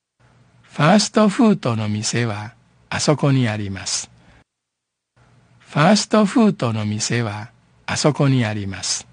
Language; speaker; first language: Japanese; non-native, fluent; Min Nan Chinese